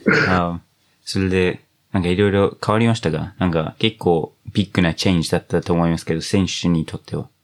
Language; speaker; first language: Japanese; non-native, fluent; English